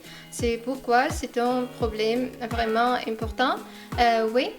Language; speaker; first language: French; non-native, fluent; Russian